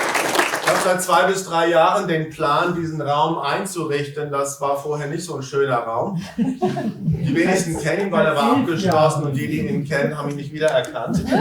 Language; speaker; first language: German; native; German